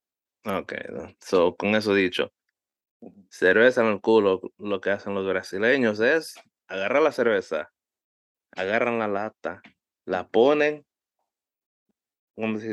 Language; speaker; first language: Spanish; early bilingual, heritage; Spanish